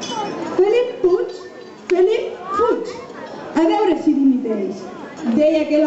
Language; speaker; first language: Catalan; native; Catalan